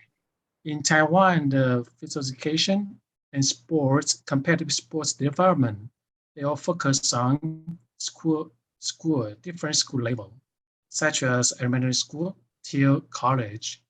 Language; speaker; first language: English; non-native, fluent; Chinese